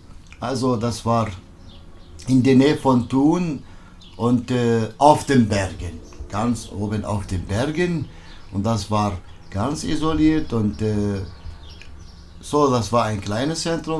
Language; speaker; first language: German; non-native, learner; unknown